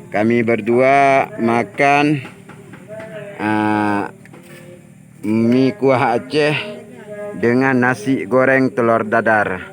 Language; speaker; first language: Indonesian; non-native, local second language; Achinese